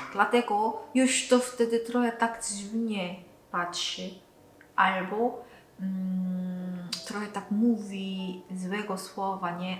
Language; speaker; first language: Polish; non-native, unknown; Korean